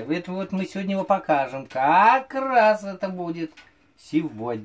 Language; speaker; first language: Russian; native; Russian